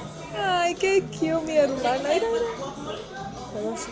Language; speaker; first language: Spanish; early bilingual, heritage; English